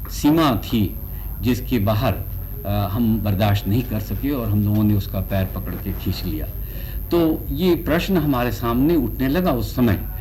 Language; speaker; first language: Hindi; native; Hindi